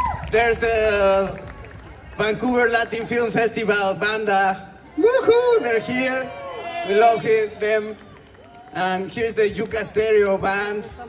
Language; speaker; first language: English; non-native, fluent; Spanish